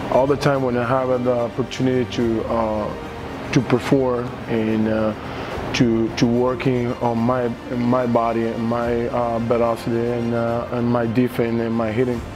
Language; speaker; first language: English; non-native, learner; Spanish